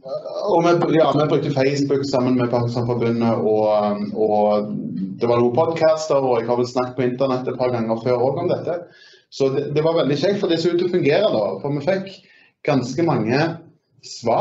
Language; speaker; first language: Norwegian; native; Norwegian